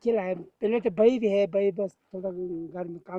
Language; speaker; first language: Hindi; non-native, local second language; Ladakhi